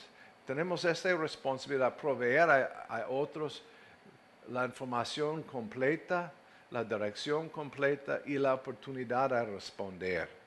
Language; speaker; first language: Spanish; non-native, fluent; English